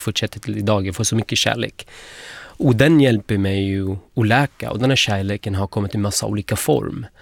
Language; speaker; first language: Swedish; non-native, fluent; Arabic